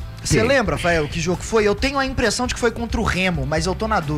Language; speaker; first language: Portuguese; native; Portuguese